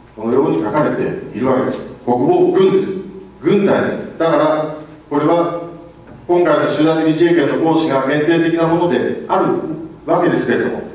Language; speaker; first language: Japanese; native; Japanese